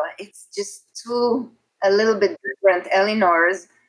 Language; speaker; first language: English; non-native, fluent; Hebrew